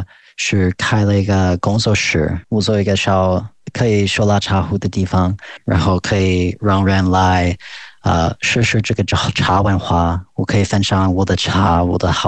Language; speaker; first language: Chinese; non-native, fluent; English